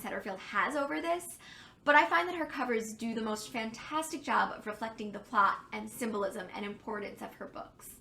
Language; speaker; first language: English; native; English